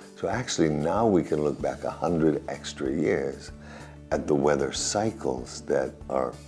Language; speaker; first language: English; native; English